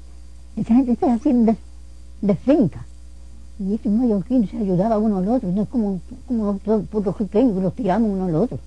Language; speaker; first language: Spanish; native; Spanish